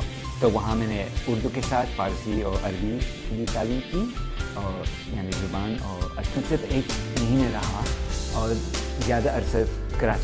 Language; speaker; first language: Hindi; non-native, fluent; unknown